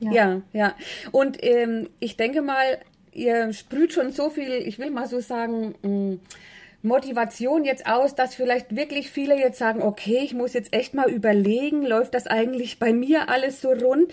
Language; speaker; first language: German; native; German